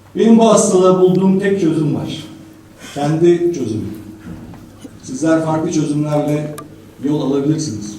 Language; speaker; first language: Turkish; native; Turkish